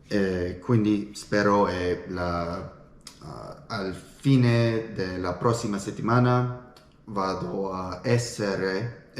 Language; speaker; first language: Italian; non-native, learner; English